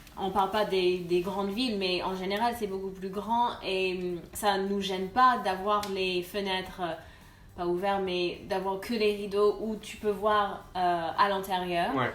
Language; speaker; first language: French; non-native, fluent; English